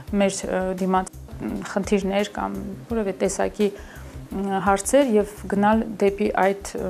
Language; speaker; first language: Armenian; early bilingual, heritage; Armenian